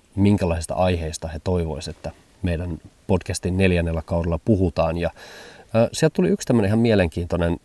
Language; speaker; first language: Finnish; early bilingual, heritage; German